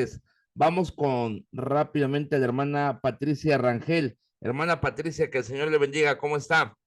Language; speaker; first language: Spanish; native; Spanish